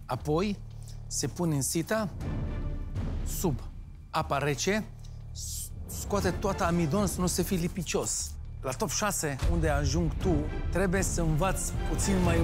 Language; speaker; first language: Romanian; non-native, learner; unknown